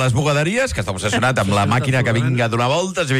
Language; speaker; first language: Catalan; native; Catalan